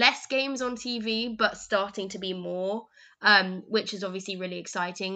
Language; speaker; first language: English; native; English